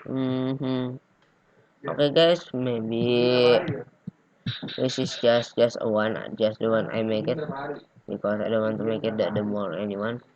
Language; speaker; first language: English; non-native, learner; Indonesian